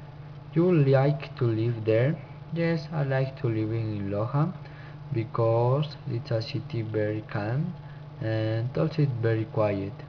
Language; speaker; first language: English; non-native, learner; Spanish